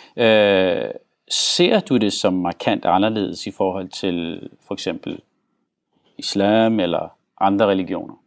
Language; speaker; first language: Danish; non-native, local second language; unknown